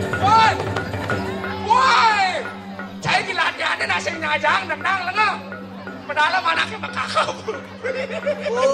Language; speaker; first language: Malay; non-native, local second language; Balinese